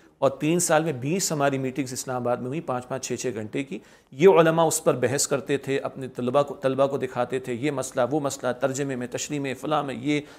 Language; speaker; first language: Urdu; native; Urdu